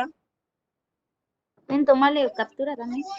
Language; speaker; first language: Spanish; native; Spanish